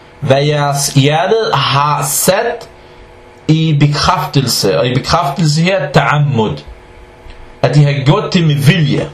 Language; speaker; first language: Danish; non-native, fluent; Arabic